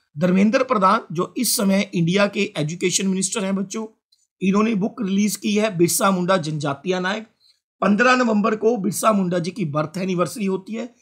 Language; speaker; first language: Hindi; non-native, local second language; Punjabi